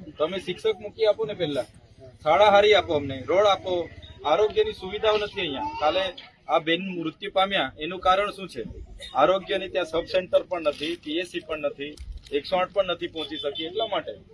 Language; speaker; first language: Gujarati; non-native, local second language; Vasavi